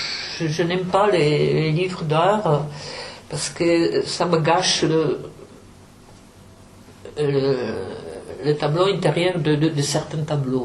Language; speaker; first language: French; non-native, fluent; Czech